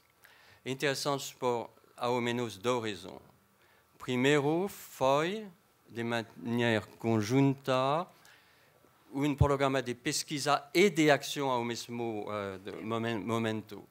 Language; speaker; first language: Portuguese; non-native, fluent; French